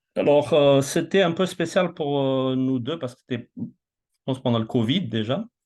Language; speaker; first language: French; non-native, local second language; Malagasy